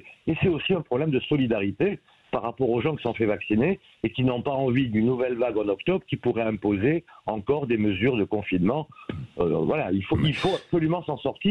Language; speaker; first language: French; native; French